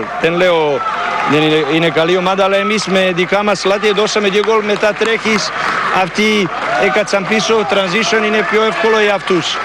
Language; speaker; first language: Greek; non-native, learner; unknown